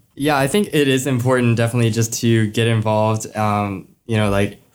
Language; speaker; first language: English; native; English